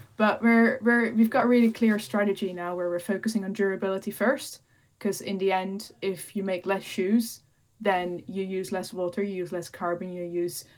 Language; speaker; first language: English; non-native, fluent; Dutch